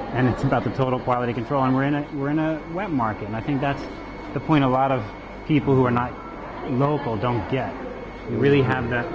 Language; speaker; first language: English; native; English